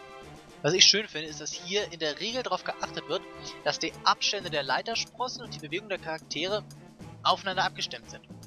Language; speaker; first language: German; native; German